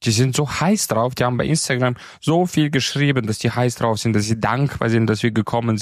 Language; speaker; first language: German; native; German